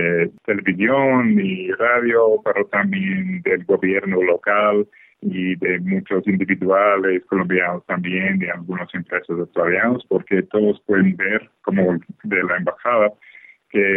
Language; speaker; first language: Spanish; non-native, fluent; English